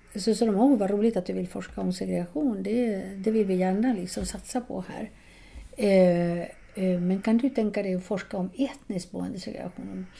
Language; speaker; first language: Swedish; non-native, fluent; Spanish